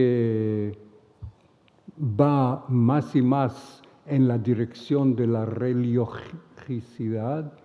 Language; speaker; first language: Spanish; non-native, fluent; Hebrew